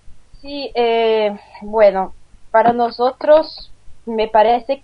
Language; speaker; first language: Spanish; non-native, learner; Portuguese